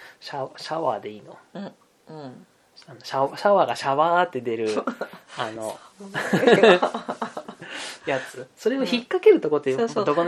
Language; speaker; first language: Japanese; native; Japanese